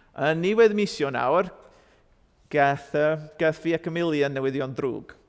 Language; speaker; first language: Welsh; non-native, fluent; English